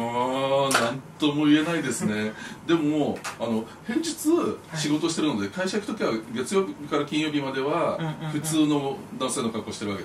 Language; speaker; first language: Japanese; native; Japanese